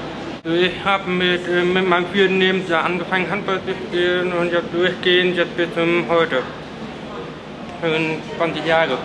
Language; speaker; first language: German; native; German